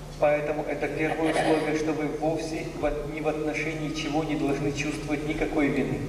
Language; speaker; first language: Russian; native; Russian